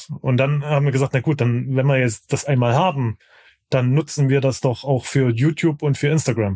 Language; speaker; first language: German; native; German